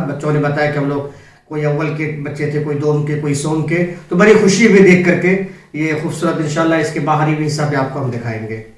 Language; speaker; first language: Urdu; native; Urdu